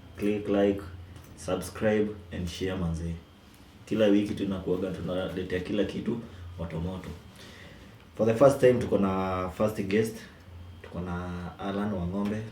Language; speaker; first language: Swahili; native; Swahili